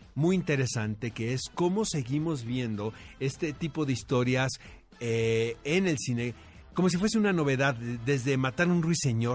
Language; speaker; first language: Spanish; native; Spanish